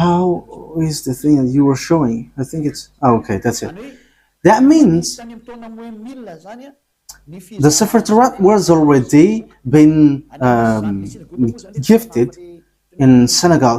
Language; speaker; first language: English; non-native, fluent; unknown